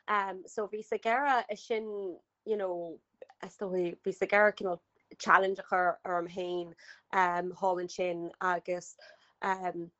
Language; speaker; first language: Irish; native; Irish